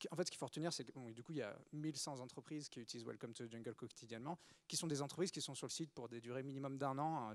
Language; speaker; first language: French; native; French